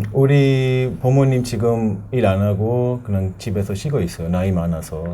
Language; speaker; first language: Korean; non-native, learner; Persian